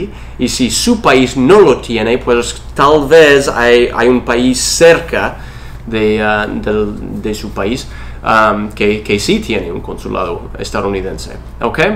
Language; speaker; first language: Spanish; non-native, fluent; English